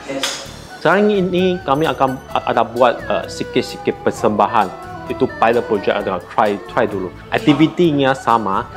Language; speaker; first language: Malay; non-native, local second language; Chinese